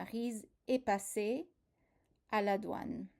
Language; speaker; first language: French; non-native, fluent; English